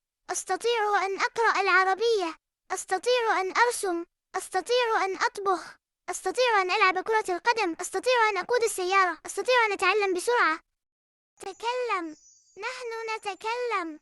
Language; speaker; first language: Arabic; non-native, fluent; Urdu